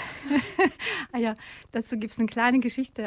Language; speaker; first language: German; non-native, fluent; Russian